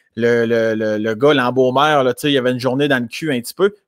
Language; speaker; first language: French; native; French